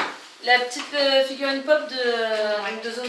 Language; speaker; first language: French; native; French